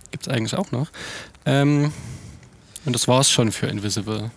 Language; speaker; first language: German; native; German